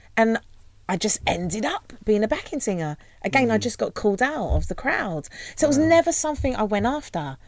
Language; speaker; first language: English; native; English